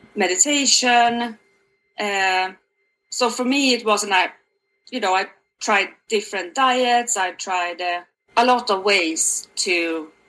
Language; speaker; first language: English; non-native, fluent; Swedish